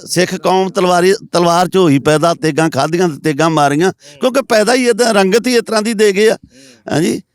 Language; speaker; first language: Punjabi; native; Punjabi